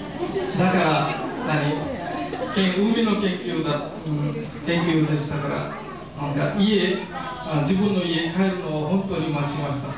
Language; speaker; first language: Japanese; non-native, fluent; Marathi